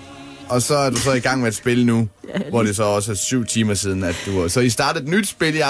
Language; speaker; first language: Danish; native; Danish